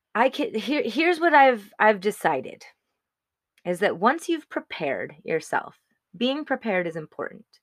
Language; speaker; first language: English; native; English